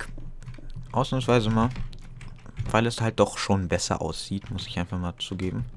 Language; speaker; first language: German; native; German